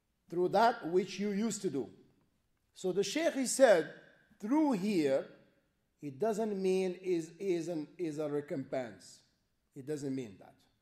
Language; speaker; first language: English; native; English